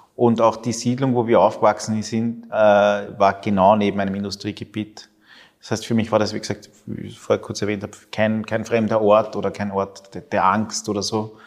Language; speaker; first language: German; early bilingual, other home language; Spanish